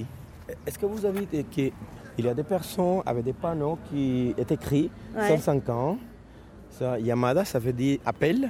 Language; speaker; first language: French; non-native, fluent; Spanish